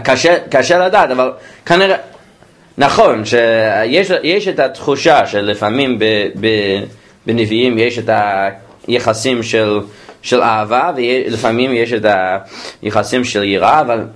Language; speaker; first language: Hebrew; non-native, fluent; English